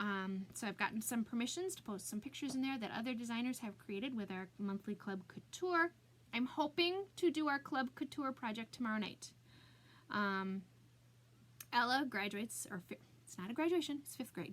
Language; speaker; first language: English; native; English